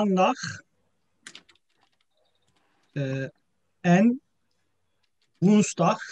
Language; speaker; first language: Dutch; non-native, learner; Turkish